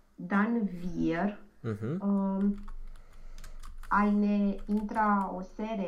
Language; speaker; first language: German; non-native, learner; Romanian